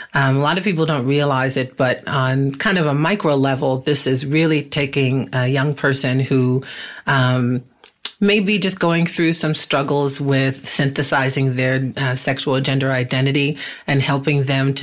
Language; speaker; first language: English; native; English